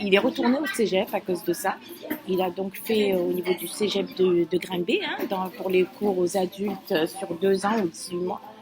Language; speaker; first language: French; non-native, local second language; Kabyle